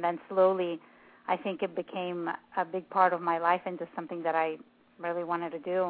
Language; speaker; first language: English; non-native, fluent; Italian